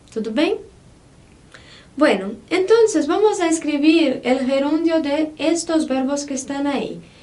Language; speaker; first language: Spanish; non-native, fluent; Portuguese